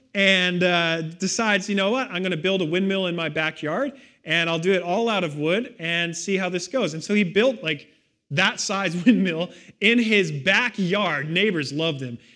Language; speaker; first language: English; native; English